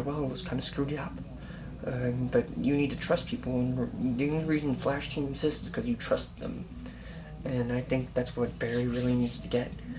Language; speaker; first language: English; native; English